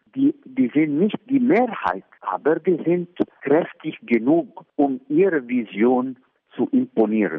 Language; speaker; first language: German; non-native, fluent; Arabic